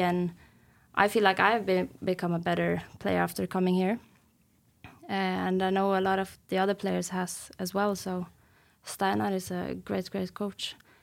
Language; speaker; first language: English; non-native, fluent; Norwegian